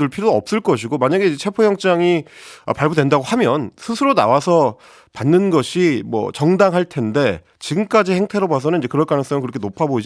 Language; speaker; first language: Korean; native; Korean